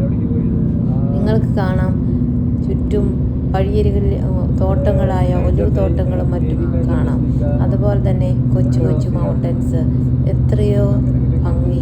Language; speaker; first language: Malayalam; native; Malayalam